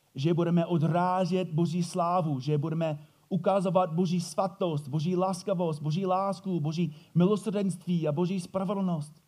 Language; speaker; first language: Czech; non-native, fluent; English